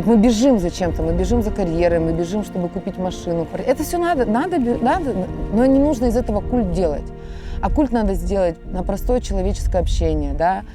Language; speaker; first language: Russian; native; Russian